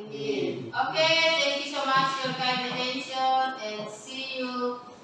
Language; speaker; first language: English; non-native, learner; Indonesian